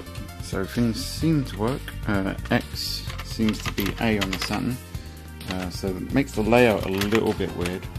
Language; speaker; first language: English; native; English